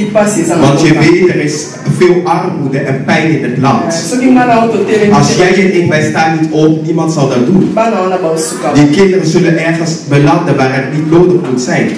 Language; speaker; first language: Dutch; non-native, fluent; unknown